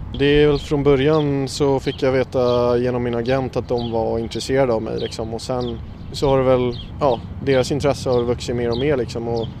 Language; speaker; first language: Swedish; native; Swedish